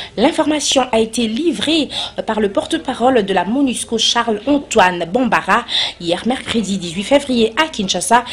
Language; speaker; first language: French; non-native, local second language; Lingala